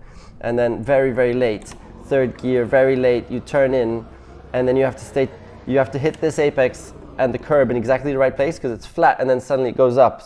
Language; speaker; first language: English; non-native, fluent; German